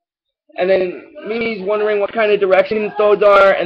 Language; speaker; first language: English; native; English